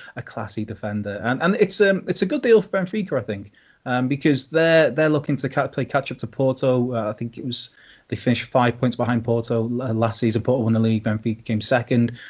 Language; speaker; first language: English; native; English